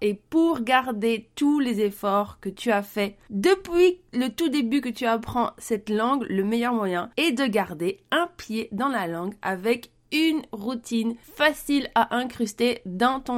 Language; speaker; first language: French; native; French